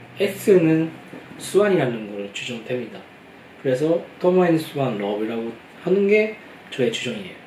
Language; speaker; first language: Korean; non-native, fluent; Japanese